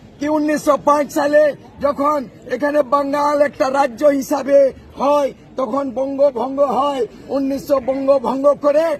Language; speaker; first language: Bangla; non-native, local second language; Santali